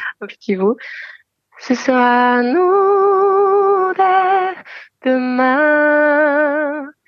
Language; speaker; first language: French; non-native, fluent; Ukrainian